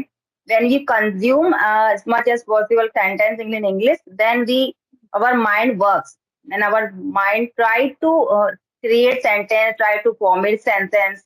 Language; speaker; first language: English; non-native, learner; Hindi